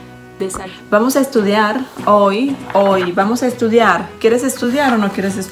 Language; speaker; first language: Spanish; non-native, fluent; Polish